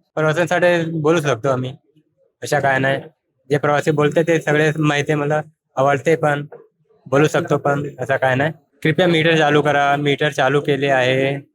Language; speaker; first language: Marathi; non-native, learner; Hindi